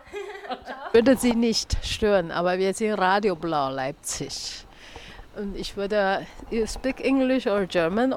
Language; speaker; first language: German; non-native, learner; Chinese